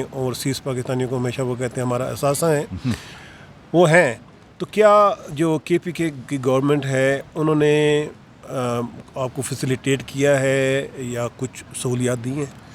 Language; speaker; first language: Urdu; native; Urdu